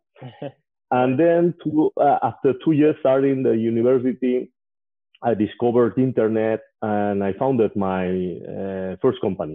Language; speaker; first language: English; non-native, fluent; Spanish